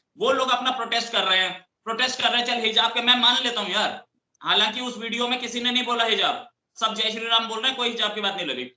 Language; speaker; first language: Hindi; native; Hindi